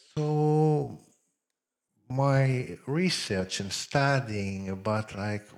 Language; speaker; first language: English; non-native, fluent; Hebrew